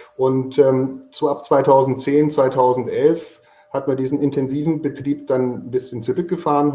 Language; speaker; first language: German; native; German